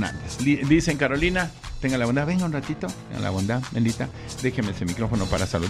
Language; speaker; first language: Spanish; native; Spanish